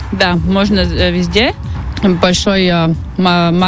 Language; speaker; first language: Russian; non-native, local second language; Latvian